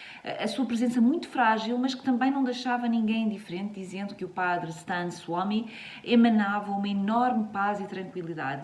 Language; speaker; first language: Portuguese; native; Portuguese